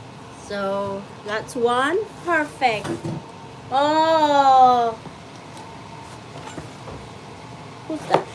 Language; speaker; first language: English; non-native, local second language; Filipino